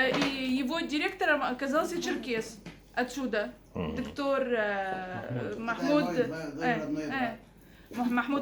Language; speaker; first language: Russian; native; Russian